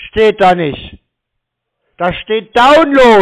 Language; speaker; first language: German; native; German